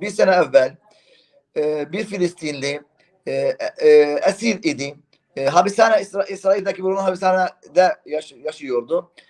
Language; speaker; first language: Turkish; non-native, fluent; Arabic